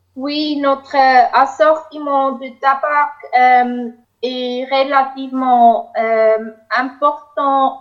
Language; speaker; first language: French; non-native, local second language; German